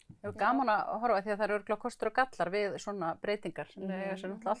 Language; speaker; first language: Icelandic; native; Icelandic